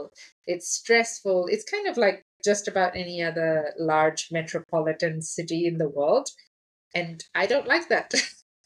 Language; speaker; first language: English; native; English